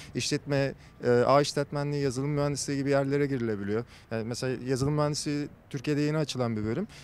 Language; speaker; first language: Turkish; native; Turkish